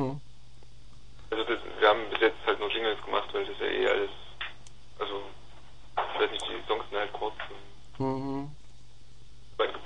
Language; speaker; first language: German; native; German